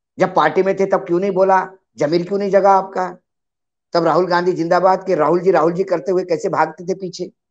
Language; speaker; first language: Hindi; native; Hindi